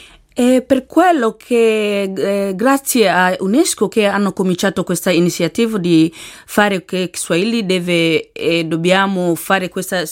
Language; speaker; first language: Italian; non-native, learner; Swahili